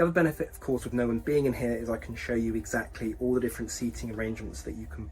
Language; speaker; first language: English; native; English